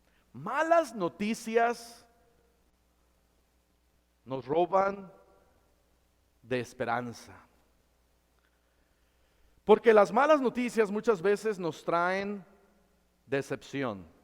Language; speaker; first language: Spanish; native; Spanish